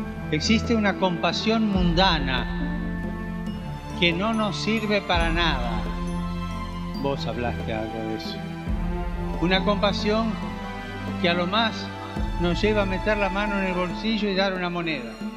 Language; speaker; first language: Spanish; native; Spanish